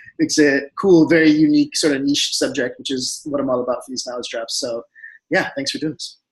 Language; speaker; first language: English; native; English